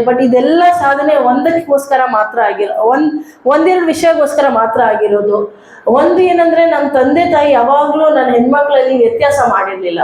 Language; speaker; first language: Kannada; non-native, local second language; Urdu